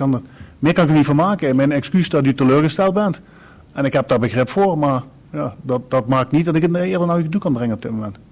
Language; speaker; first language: Dutch; native; Dutch